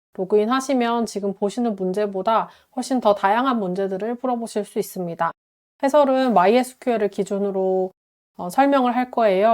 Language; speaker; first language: Korean; native; Korean